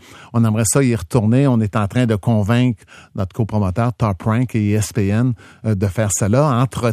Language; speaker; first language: French; native; French